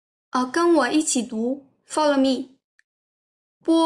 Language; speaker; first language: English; non-native, learner; Chinese